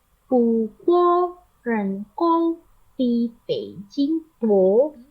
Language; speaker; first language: Chinese; non-native, learner; Indonesian